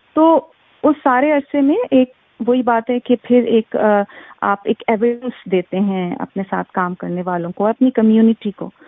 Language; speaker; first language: Urdu; native; Urdu